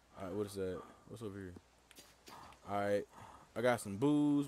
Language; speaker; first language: English; native; English